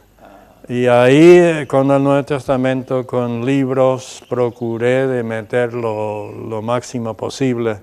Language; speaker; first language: Spanish; non-native, local second language; Plautdietsch